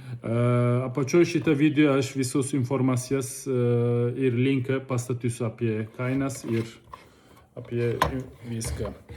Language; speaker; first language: Lithuanian; non-native, learner; Turkish